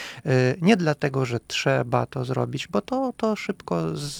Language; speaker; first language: Polish; non-native, fluent; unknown